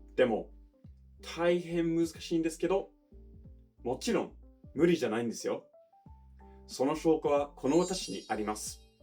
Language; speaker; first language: Japanese; non-native, fluent; English